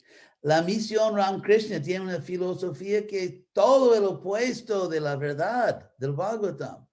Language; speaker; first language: Spanish; non-native, fluent; English